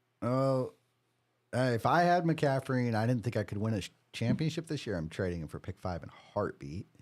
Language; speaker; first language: English; native; English